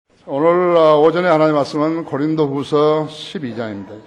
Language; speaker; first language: Korean; native; Korean